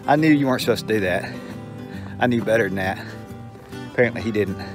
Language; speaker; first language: English; native; English